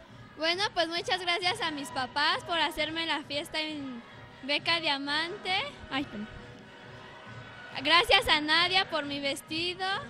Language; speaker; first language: Spanish; native; Spanish